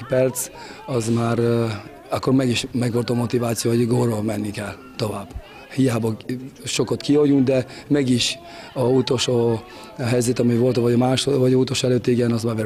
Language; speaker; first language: Hungarian; non-native, learner; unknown